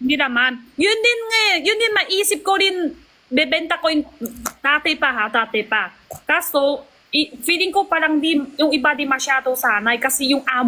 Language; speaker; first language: Filipino; non-native, learner; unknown